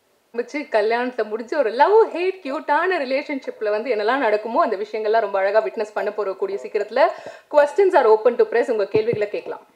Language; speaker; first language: Tamil; native; Tamil